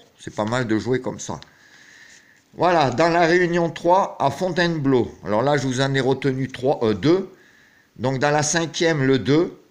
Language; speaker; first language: French; native; French